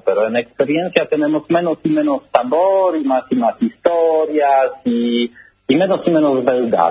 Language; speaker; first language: Spanish; non-native, learner; Polish